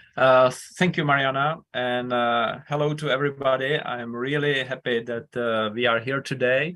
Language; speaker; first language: English; non-native, fluent; Czech